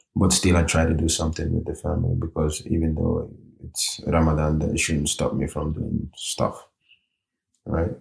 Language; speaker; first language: English; early bilingual, other home language; Norwegian